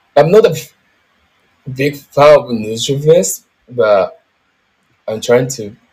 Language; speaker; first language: English; non-native, learner; Japanese